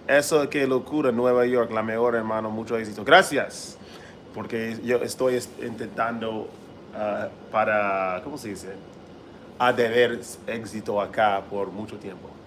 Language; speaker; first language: Spanish; non-native, learner; English